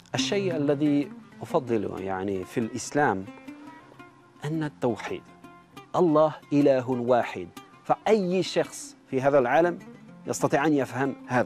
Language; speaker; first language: Arabic; non-native, fluent; French